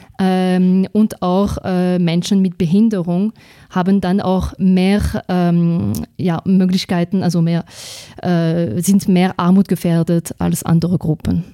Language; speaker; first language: German; non-native, fluent; French